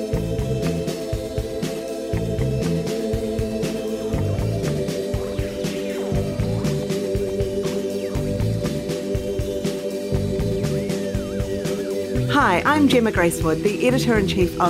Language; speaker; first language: English; native; English